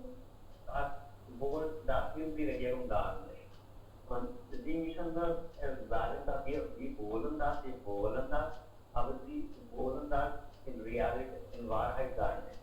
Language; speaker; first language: German; non-native, learner; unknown